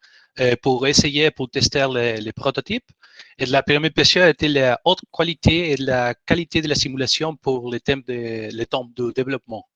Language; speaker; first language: French; non-native, learner; Spanish